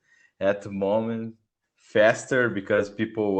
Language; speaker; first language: English; non-native, learner; Portuguese